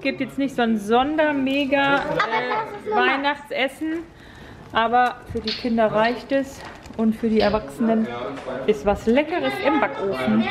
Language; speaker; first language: German; native; German